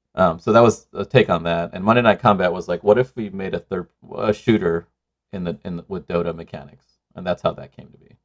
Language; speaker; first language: English; non-native, local second language; Sinhala